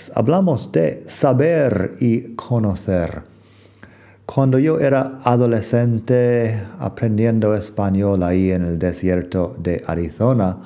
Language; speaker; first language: Spanish; non-native, fluent; English